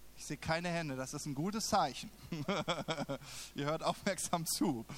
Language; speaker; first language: German; native; German